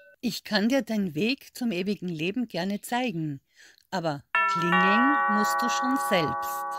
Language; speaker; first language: German; native; German